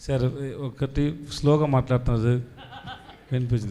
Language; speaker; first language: Telugu; non-native, learner; Tamil